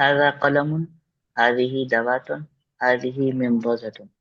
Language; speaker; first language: Arabic; non-native, learner; Urdu